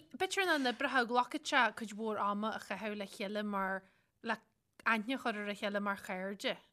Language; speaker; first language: Irish; native; Irish